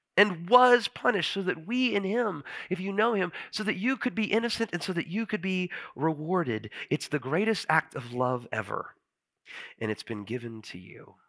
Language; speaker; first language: English; native; English